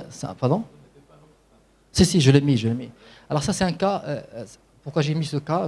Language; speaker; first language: French; non-native, local second language; Arabic